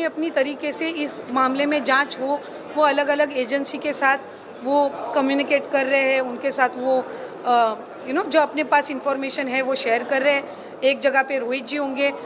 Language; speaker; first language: Hindi; non-native, local second language; Marathi